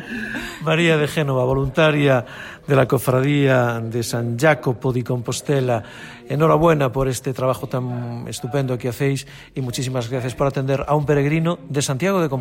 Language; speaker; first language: Spanish; native; Spanish